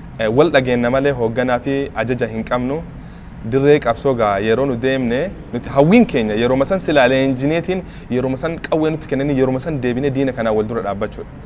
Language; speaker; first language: Oromo; native; Oromo